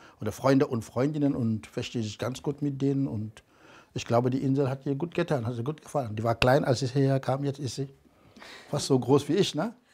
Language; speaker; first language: German; non-native, fluent; Wolof